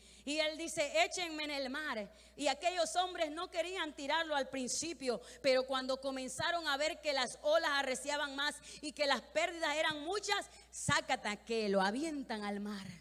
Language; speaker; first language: Spanish; native; Spanish